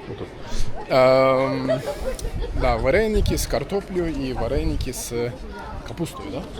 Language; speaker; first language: Ukrainian; non-native, fluent; Turkish